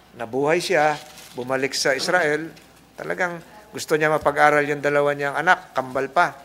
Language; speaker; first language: Filipino; native; Filipino